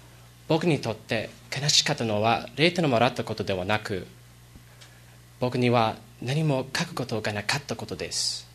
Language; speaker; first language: Japanese; non-native, learner; English